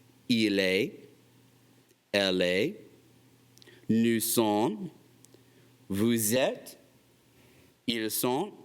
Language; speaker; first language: French; non-native, fluent; English